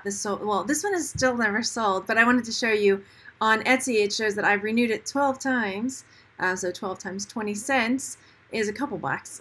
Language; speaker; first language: English; native; English